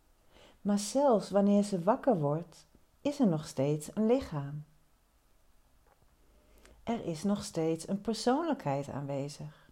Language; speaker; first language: Dutch; native; Dutch